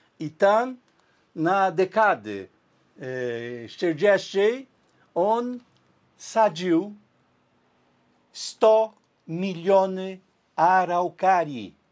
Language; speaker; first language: Polish; non-native, learner; Portuguese